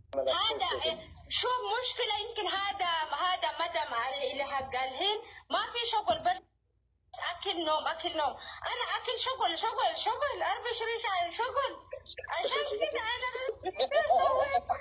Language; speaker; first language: Arabic; non-native, learner; Oromo